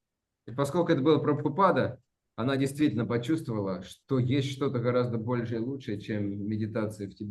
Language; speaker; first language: Russian; native; Russian